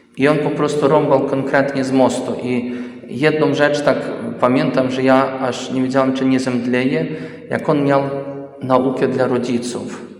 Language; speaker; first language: Polish; early bilingual, heritage; Polish